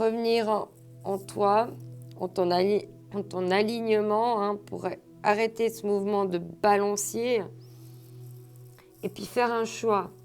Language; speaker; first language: French; native; French